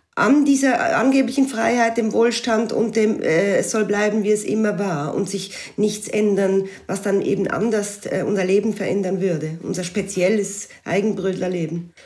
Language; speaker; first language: German; native; German